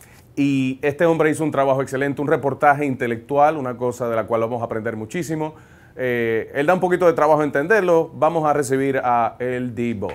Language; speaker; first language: Spanish; native; Spanish